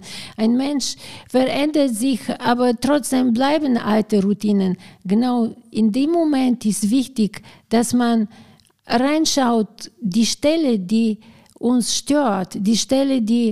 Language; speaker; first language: German; non-native, fluent; Bulgarian